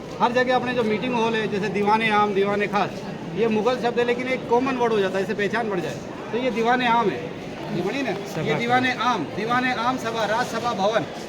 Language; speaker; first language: Hindi; native; Hindi